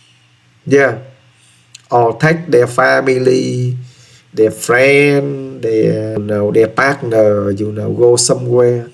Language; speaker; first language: English; non-native, learner; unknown